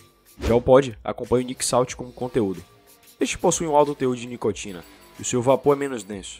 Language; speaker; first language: Portuguese; native; Portuguese